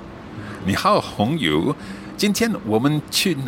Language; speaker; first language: Chinese; non-native, learner; English